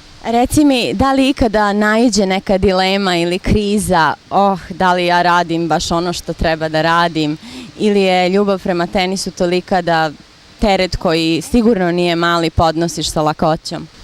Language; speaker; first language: Bosnian; native; Bosnian